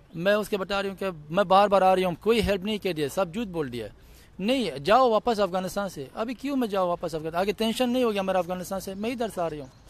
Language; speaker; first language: Hindi; non-native, learner; Persian